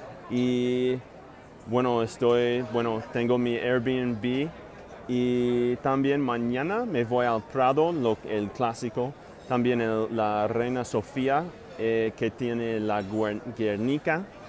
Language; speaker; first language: Spanish; non-native, fluent; English